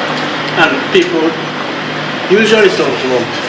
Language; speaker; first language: English; non-native, learner; Japanese